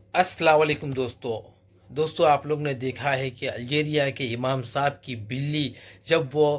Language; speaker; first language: Urdu; native; Urdu